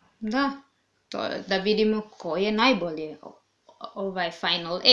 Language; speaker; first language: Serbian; non-native, learner; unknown